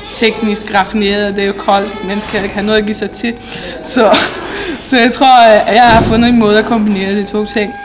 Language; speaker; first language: Danish; non-native, fluent; Portuguese